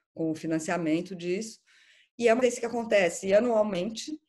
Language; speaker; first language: Portuguese; native; Portuguese